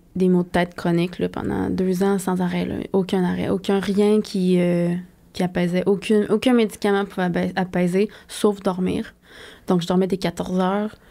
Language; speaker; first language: French; native; French